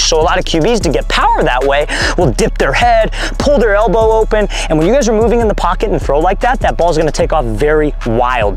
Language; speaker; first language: English; native; English